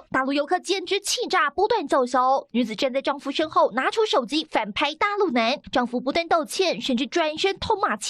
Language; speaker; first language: Chinese; native; Chinese